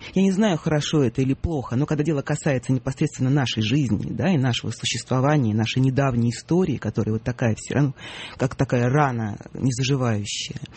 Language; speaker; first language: Russian; native; Russian